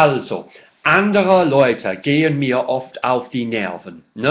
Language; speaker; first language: German; non-native, fluent; English